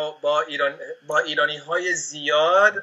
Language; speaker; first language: Persian; non-native, fluent; Spanish